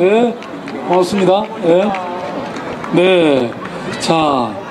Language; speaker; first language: Korean; native; Korean